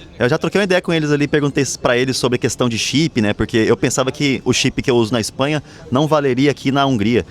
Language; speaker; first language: Portuguese; native; Portuguese